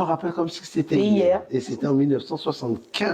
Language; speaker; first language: French; native; French